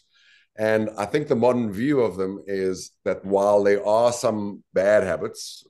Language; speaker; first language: English; native; English